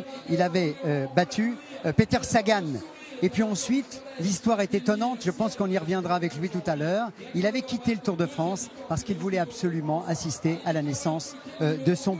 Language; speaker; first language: French; native; French